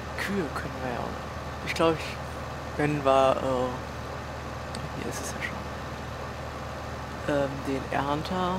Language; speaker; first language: German; native; German